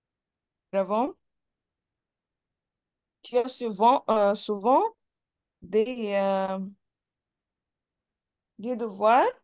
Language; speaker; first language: French; non-native, fluent; Arabic